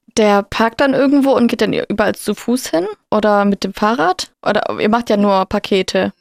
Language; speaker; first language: German; native; German